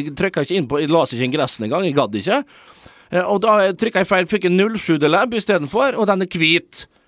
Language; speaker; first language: Norwegian; early bilingual, other home language; Dutch